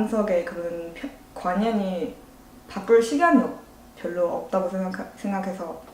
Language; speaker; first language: Korean; non-native, fluent; Chinese